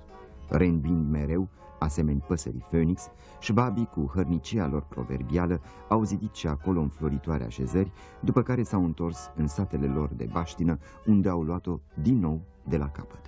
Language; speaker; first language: Romanian; native; Romanian